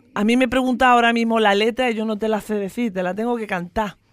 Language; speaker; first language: Spanish; native; Spanish